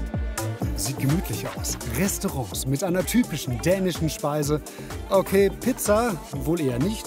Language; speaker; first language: German; native; German